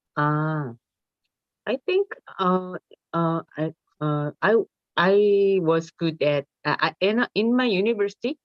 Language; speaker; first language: English; non-native, learner; Korean